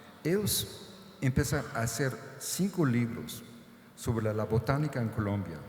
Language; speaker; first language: Spanish; non-native, fluent; English